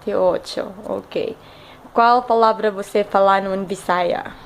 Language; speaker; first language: Portuguese; non-native, learner; Cebuano